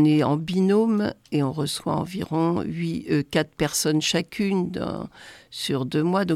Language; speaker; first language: French; native; French